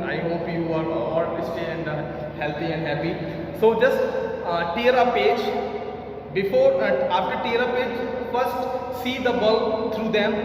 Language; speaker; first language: English; non-native, local second language; Hindi